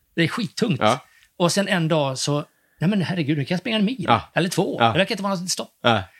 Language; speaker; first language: Swedish; native; Swedish